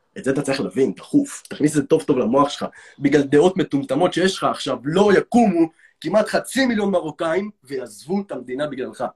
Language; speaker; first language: Hebrew; native; Hebrew